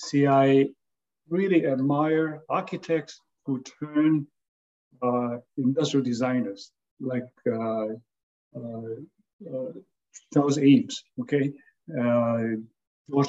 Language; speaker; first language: English; non-native, local second language; Cantonese